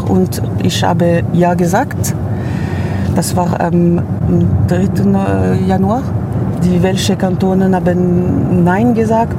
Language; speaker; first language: German; non-native, local second language; French